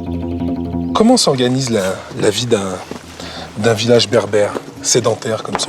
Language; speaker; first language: French; native; French